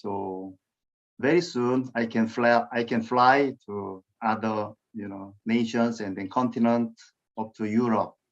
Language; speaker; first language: English; non-native, fluent; Korean